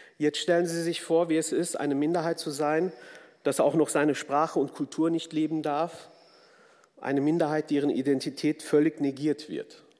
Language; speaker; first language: German; early bilingual, other home language; Kurdish